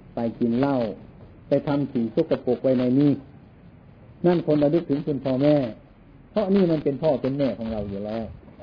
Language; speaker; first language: Thai; non-native, local second language; Northeastern Thai